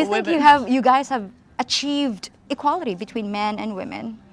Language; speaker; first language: English; native; English